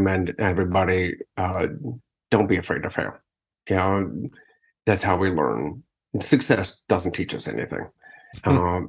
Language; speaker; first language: English; native; English